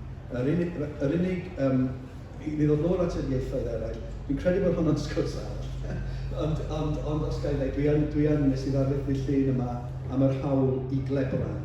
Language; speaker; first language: Welsh; native; Welsh